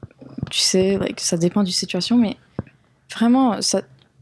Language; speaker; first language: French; non-native, local second language; English